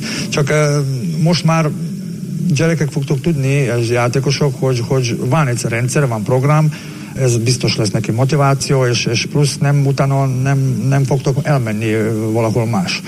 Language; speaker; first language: Hungarian; non-native, learner; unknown